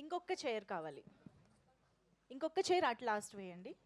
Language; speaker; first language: Telugu; native; Telugu